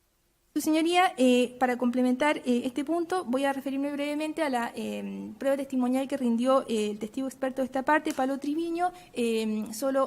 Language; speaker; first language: Spanish; native; Spanish